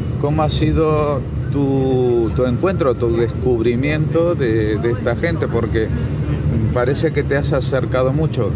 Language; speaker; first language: Spanish; native; Spanish